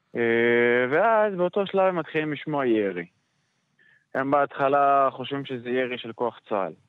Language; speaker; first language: Hebrew; native; Hebrew